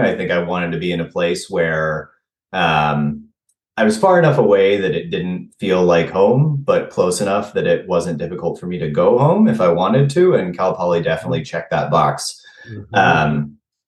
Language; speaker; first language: English; native; English